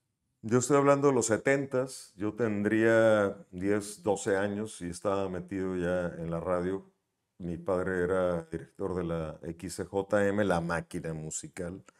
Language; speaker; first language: Spanish; native; Spanish